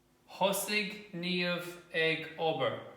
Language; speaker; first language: Irish; non-native, local second language; English